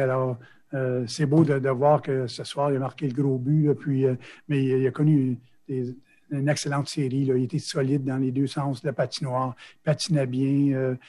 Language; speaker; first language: French; native; French